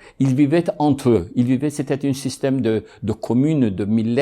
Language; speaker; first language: French; non-native, fluent; Ladino